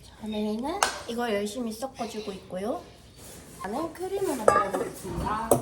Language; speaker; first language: Korean; native; Korean